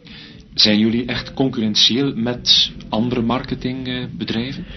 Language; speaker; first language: Dutch; native; Dutch